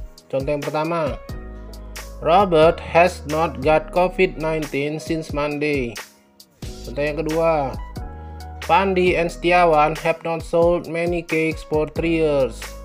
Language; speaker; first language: English; non-native, fluent; Indonesian